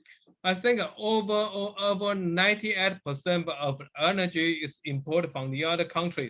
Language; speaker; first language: English; non-native, learner; Chinese